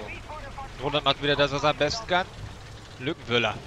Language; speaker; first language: German; native; German